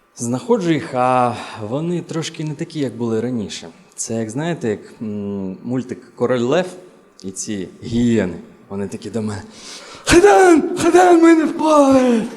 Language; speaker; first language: Ukrainian; native; Ukrainian